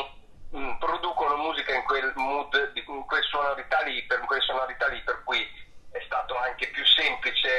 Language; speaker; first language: Italian; native; Italian